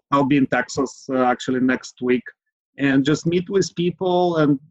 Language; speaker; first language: English; non-native, fluent; Ukrainian